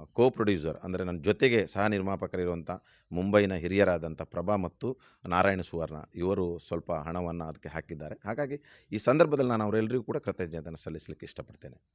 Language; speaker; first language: Kannada; non-native, local second language; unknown